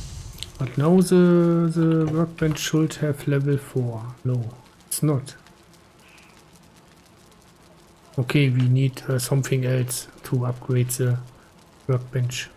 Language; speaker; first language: English; non-native, learner; German